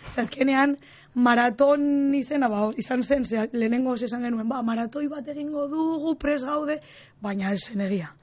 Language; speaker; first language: Basque; non-native, local second language; Spanish